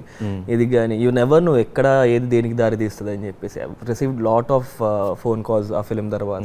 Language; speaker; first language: Telugu; native; Telugu